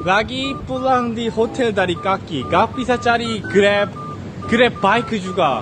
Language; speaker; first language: Indonesian; non-native, learner; Korean